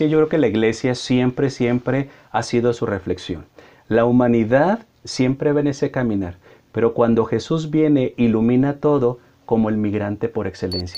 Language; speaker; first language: Spanish; native; Spanish